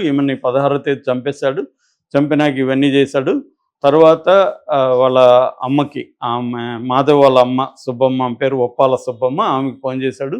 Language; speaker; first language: Telugu; native; Telugu